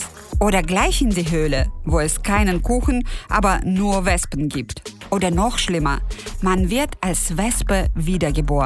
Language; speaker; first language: German; non-native, fluent; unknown